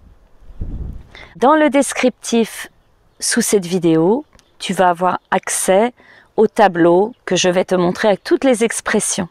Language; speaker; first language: French; native; French